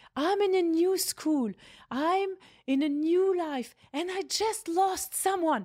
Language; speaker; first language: English; non-native, fluent; Arabic